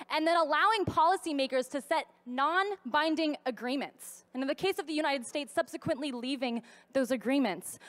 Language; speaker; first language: English; native; English